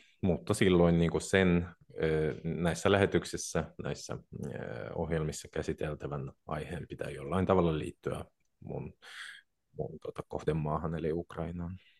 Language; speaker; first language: Finnish; non-native, fluent; Russian